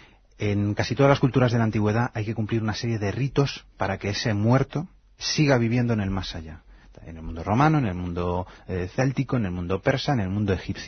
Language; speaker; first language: Spanish; native; Spanish